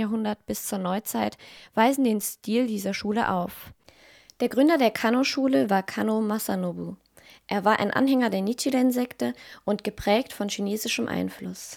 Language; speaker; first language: German; native; German